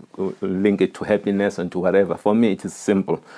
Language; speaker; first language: English; non-native, local second language; Xhosa